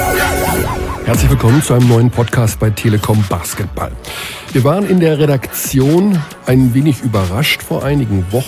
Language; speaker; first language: German; native; German